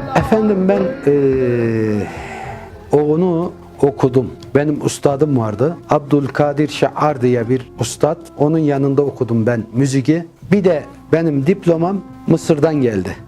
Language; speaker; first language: Turkish; early bilingual, heritage; Turkish